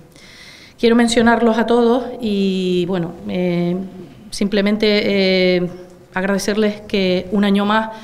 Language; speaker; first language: Spanish; native; Spanish